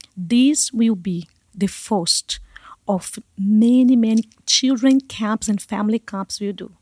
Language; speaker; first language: English; non-native, learner; Portuguese